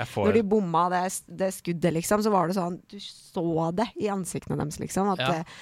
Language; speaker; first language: Norwegian; early bilingual, other home language; Persian